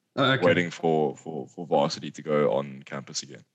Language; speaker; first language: English; native; English